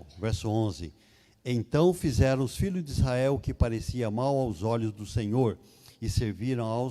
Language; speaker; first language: Portuguese; native; Portuguese